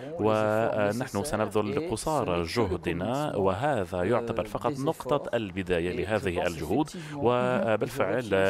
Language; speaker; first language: Arabic; non-native, fluent; French